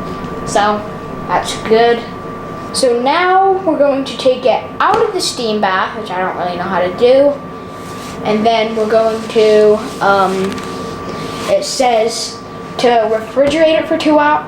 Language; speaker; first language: English; native; English